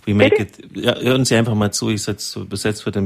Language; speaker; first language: German; native; German